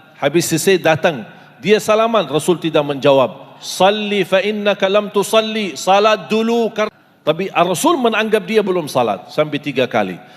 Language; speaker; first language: Malay; non-native, fluent; Arabic